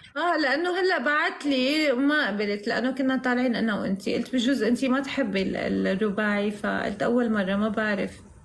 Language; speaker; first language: Arabic; native; Arabic